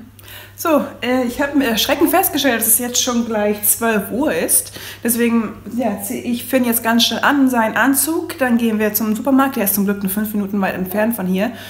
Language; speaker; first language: German; native; German